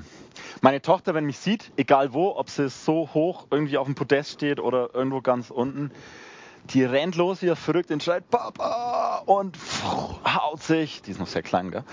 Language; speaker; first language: German; native; German